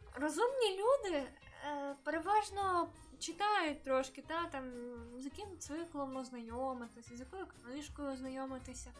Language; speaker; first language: Ukrainian; native; Ukrainian